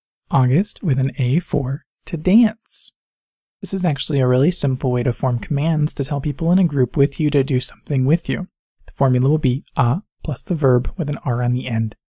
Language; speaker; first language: English; native; English